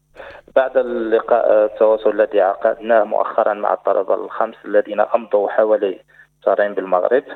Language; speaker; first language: Arabic; native; Arabic